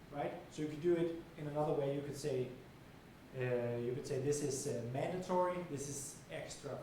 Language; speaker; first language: English; non-native, fluent; Danish